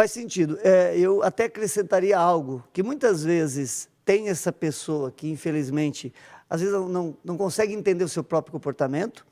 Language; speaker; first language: Portuguese; native; Portuguese